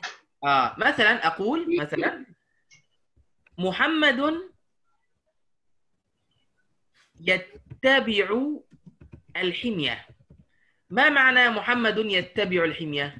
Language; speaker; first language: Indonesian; non-native, learner; Arabic